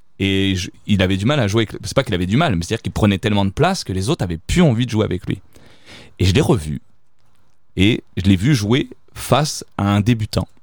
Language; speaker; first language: French; early bilingual, other home language; Italian